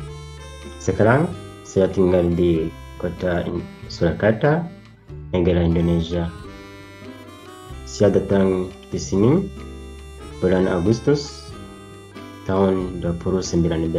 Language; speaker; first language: Indonesian; non-native, learner; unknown